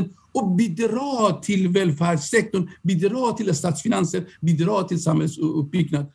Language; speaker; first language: Swedish; non-native, fluent; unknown